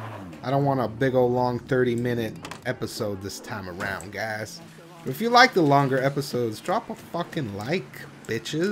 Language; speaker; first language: English; native; English